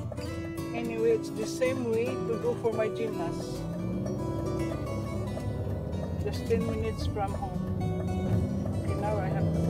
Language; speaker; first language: English; non-native, local second language; Filipino